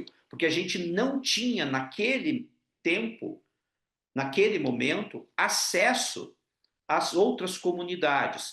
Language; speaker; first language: Portuguese; non-native, local second language; Ukrainian